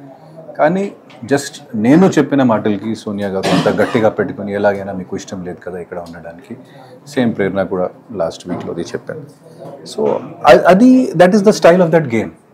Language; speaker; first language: Telugu; non-native, fluent; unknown